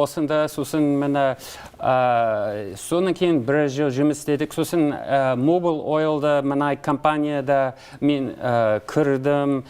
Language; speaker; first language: Kazakh; non-native, learner; English